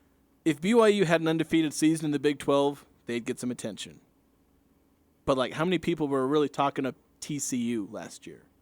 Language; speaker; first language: English; native; English